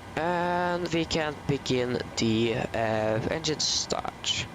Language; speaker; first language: English; non-native, fluent; Norwegian